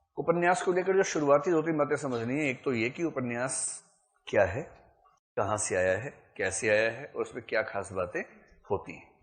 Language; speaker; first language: Hindi; native; Hindi